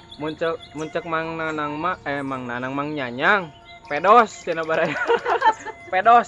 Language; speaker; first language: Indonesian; non-native, local second language; Sundanese